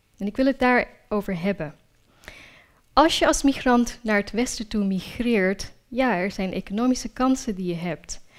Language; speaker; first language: Dutch; early bilingual, other home language; Urdu